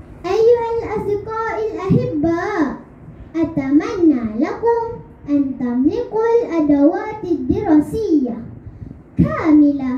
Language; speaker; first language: Arabic; non-native, learner; Malay